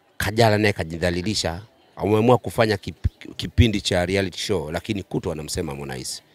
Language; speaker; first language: Swahili; native; Swahili